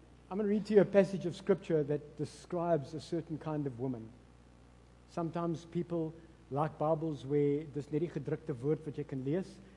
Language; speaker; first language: English; non-native, local second language; Afrikaans